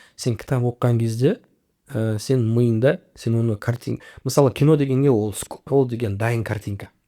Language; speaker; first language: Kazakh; native; Kazakh